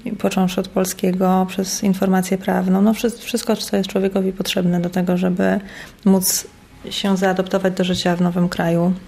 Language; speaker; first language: Polish; native; Polish